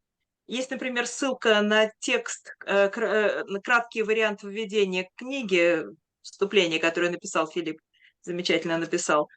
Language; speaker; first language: Russian; native; Russian